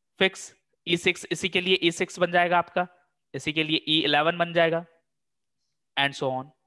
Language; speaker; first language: Hindi; native; Hindi